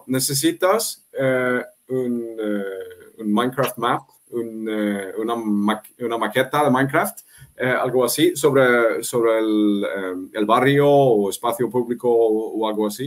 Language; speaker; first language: Spanish; non-native, fluent; Swedish